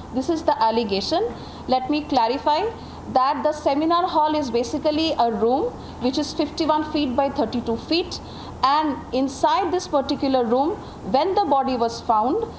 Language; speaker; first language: English; non-native, local second language; Bangla